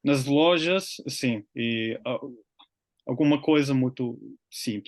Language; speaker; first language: Portuguese; non-native, learner; Finnish